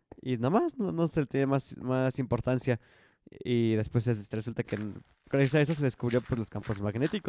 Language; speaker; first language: Spanish; native; Spanish